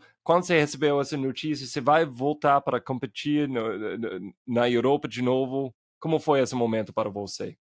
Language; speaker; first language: Portuguese; non-native, fluent; English